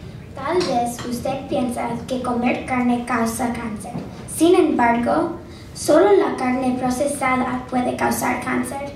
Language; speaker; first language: Spanish; non-native, learner; English